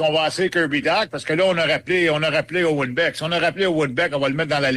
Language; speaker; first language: French; native; French